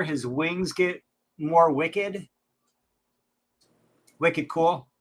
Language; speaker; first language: English; native; English